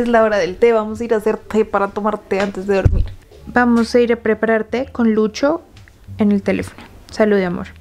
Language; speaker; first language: Spanish; native; Spanish